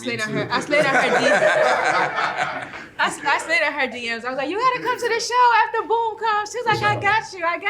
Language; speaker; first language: English; native; English